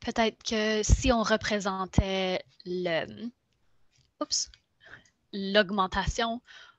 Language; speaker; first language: French; native; French